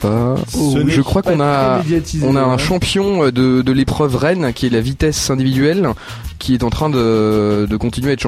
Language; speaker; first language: French; native; French